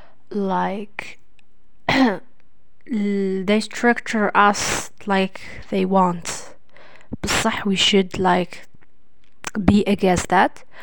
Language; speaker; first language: English; non-native, fluent; Arabic